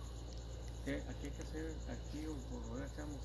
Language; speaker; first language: Spanish; native; Spanish